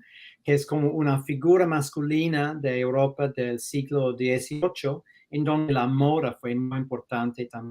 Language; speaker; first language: Spanish; non-native, fluent; English